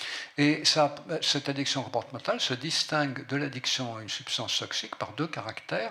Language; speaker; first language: French; native; French